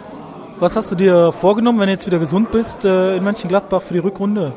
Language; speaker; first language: German; native; German